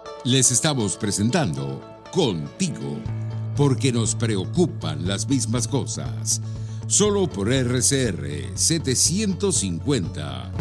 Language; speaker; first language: Spanish; native; Spanish